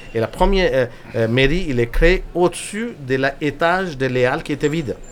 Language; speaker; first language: French; non-native, fluent; Hindi